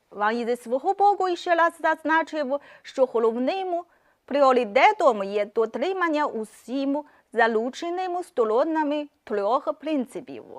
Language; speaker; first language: Ukrainian; non-native, fluent; Chinese